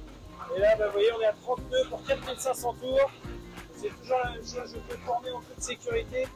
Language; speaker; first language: French; native; French